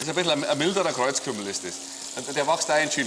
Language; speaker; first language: German; native; German